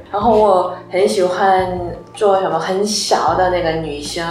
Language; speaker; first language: Chinese; non-native, learner; Korean